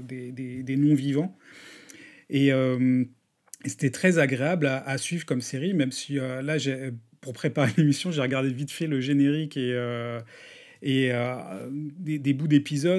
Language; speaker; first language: French; native; French